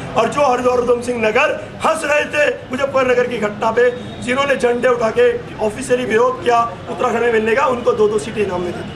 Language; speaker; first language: Hindi; non-native, local second language; Garhwali